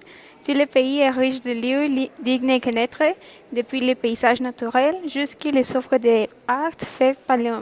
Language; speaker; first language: French; non-native, learner; Spanish